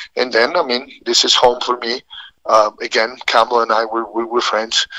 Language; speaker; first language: English; non-native, fluent; Spanish